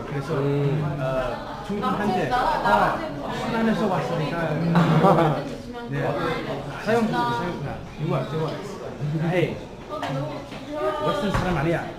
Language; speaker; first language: Korean; non-native, learner; English